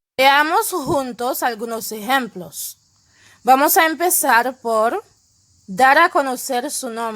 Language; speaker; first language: Spanish; non-native, fluent; Haitian Creole